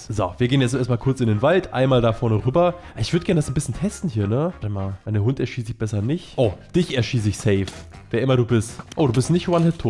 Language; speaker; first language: German; native; German